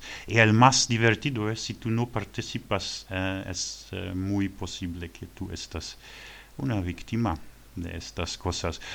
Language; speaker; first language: Spanish; non-native, learner; French